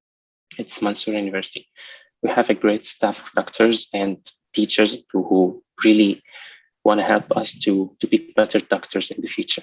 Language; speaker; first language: English; non-native, local second language; Arabic